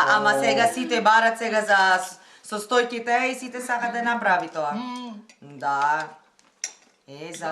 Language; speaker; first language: Macedonian; non-native, learner; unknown